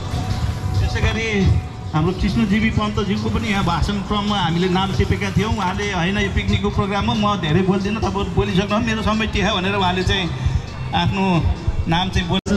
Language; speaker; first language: Nepali; native; Nepali